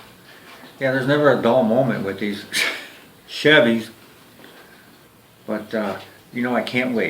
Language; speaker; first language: English; native; English